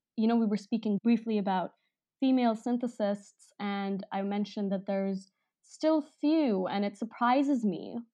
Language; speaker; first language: English; non-native, local second language; Hindi